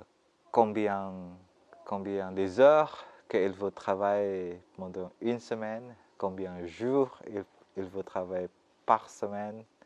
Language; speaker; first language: French; non-native, fluent; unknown